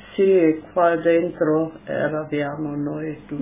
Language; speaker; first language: Italian; non-native, local second language; German